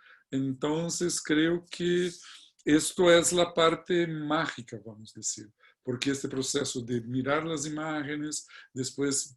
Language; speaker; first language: Spanish; non-native, fluent; Portuguese